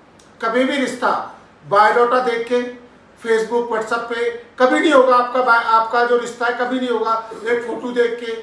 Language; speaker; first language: Hindi; native; Hindi